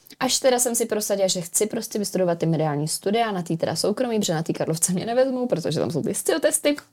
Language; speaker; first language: Czech; native; Czech